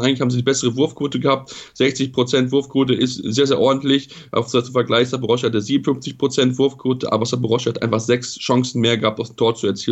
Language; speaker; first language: German; native; German